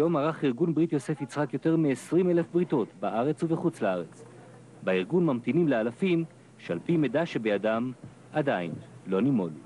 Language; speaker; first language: Hebrew; native; Hebrew